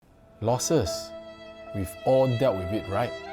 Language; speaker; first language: English; native; English